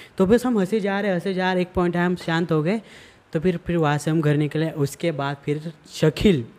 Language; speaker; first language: Hindi; non-native, local second language; Marathi